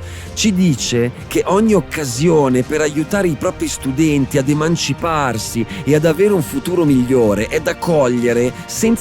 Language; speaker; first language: Italian; native; Italian